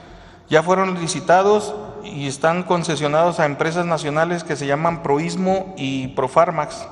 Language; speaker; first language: Spanish; native; Spanish